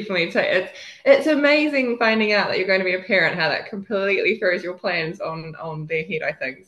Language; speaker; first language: English; native; English